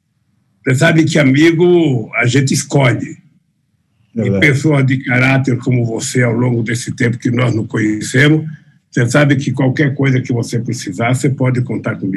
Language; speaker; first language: Portuguese; native; Portuguese